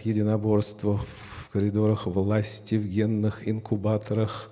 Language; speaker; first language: Russian; native; Russian